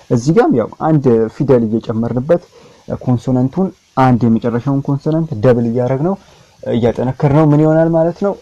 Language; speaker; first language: Amharic; non-native, local second language; Oromo